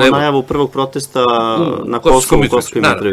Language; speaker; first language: Serbian; native; Serbian